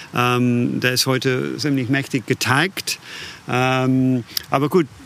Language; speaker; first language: German; non-native, fluent; English